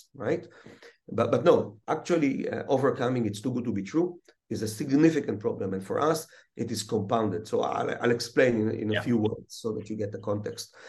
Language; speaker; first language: English; early bilingual, other home language; Hebrew